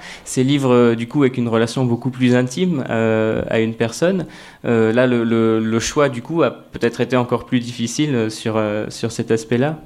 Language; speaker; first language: French; native; French